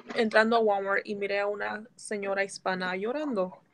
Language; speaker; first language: Spanish; early bilingual, heritage; Spanish